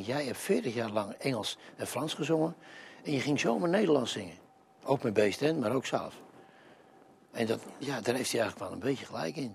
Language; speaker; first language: Dutch; native; Dutch